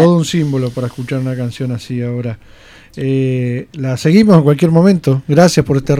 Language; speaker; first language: Spanish; native; Spanish